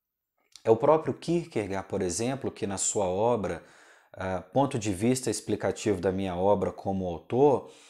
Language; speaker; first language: Portuguese; native; Portuguese